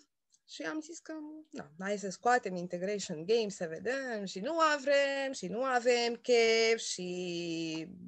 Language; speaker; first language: Romanian; non-native, local second language; Hungarian